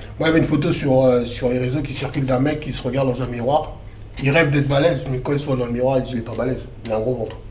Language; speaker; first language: French; early bilingual, other home language; Lingala